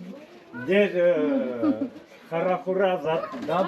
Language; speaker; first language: Russian; non-native, local second language; Armenian